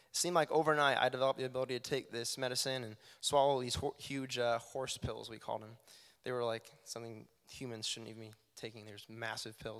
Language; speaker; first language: English; native; English